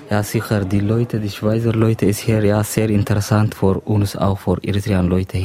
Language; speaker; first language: German; non-native, learner; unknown